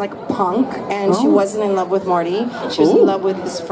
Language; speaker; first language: English; native; English